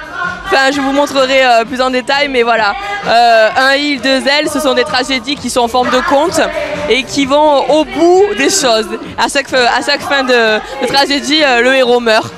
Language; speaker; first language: French; native; French